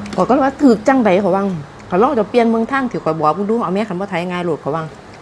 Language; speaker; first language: Thai; native; Thai